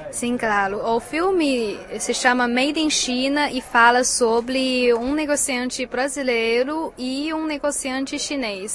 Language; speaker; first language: Portuguese; non-native, fluent; Chinese